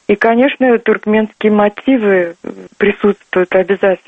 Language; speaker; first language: Russian; non-native, local second language; Turkmen